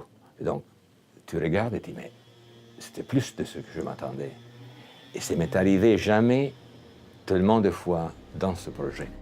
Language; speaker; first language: French; non-native, fluent; Italian